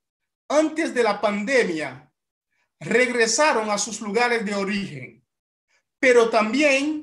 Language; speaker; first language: Spanish; non-native, fluent; Haitian Creole